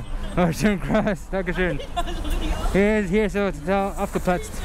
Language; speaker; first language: German; non-native, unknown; English